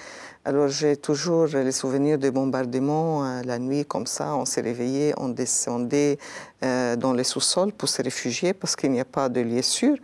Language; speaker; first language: French; non-native, local second language; Arabic